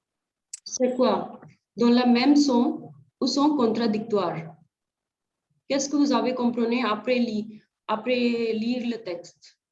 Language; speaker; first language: French; non-native, fluent; Hindi